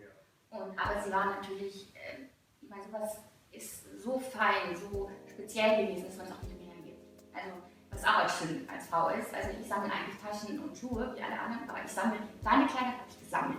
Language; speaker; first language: German; native; German